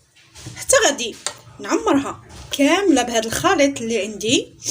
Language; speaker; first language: Arabic; native; Arabic